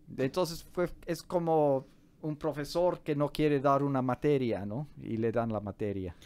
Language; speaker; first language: Spanish; non-native, fluent; English